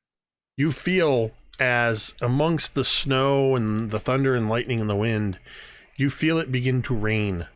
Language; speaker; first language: English; native; English